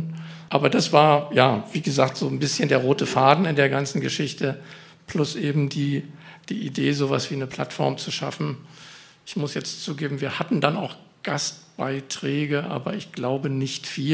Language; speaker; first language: German; native; German